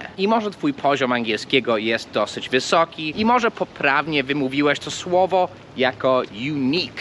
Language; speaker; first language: Polish; non-native, fluent; English